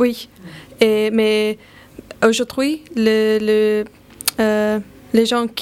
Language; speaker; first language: French; non-native, learner; Finnish